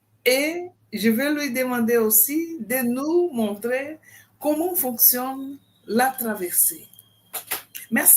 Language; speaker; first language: French; non-native, fluent; Portuguese